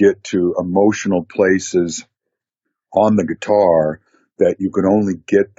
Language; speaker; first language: English; native; English